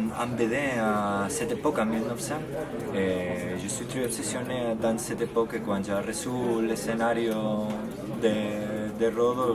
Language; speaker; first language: French; non-native, learner; Spanish